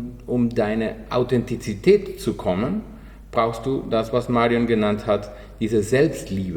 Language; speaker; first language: German; non-native, learner; Spanish